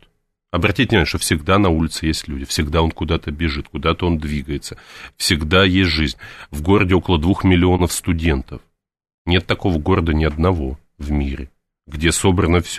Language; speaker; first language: Russian; native; Russian